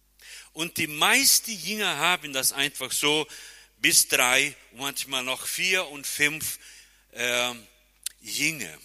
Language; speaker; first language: German; non-native, fluent; Portuguese